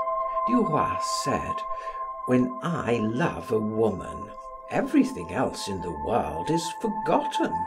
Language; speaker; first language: English; native; English